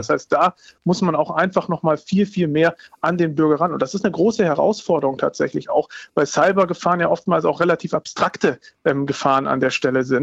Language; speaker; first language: German; native; German